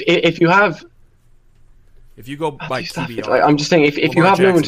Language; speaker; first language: English; native; English